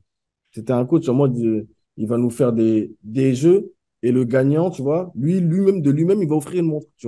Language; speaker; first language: French; native; French